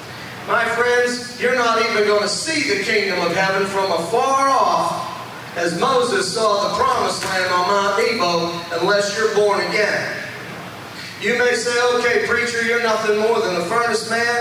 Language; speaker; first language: English; native; English